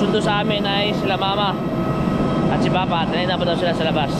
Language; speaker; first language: Filipino; native; Filipino